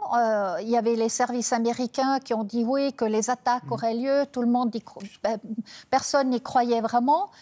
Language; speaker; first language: French; non-native, fluent; German